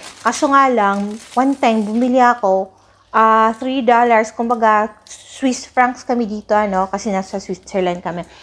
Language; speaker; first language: Filipino; non-native, local second language; Cebuano